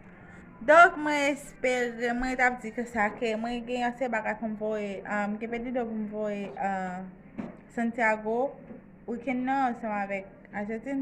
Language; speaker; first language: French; non-native, local second language; Haitian Creole